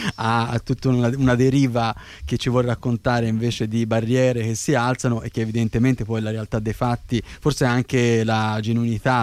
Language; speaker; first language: Italian; native; Italian